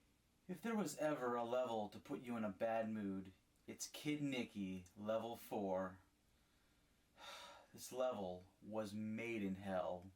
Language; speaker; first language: English; native; English